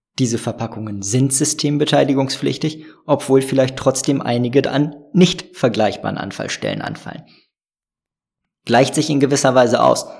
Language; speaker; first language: German; native; German